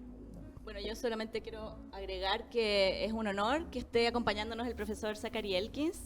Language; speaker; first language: Spanish; native; Spanish